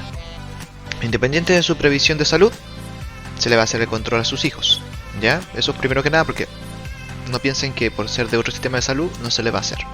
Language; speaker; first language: Spanish; native; Spanish